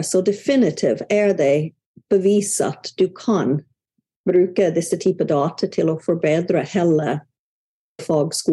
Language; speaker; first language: Norwegian; non-native, fluent; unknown